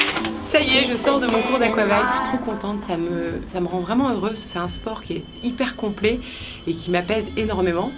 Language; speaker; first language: French; native; French